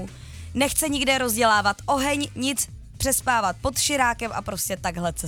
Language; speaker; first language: Czech; native; Czech